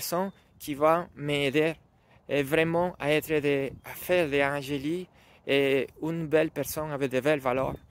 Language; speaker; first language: French; non-native, learner; Spanish